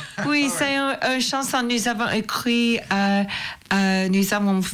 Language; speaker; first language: French; non-native, learner; English